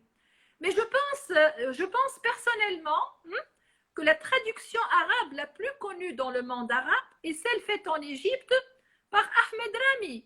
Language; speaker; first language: French; non-native, local second language; Arabic